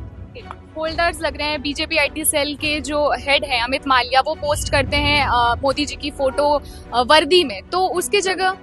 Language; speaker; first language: Hindi; native; Hindi